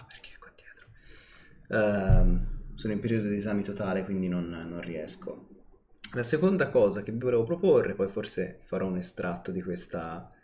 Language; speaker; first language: Italian; native; Italian